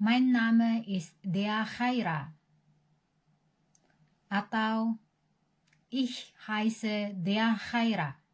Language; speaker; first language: German; non-native, learner; Indonesian